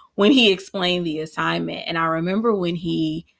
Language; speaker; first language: English; native; English